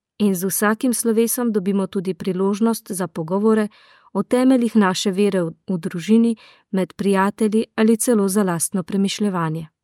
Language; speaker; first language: Slovenian; native; Slovenian